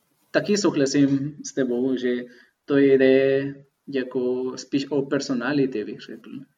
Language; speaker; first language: Czech; non-native, fluent; Spanish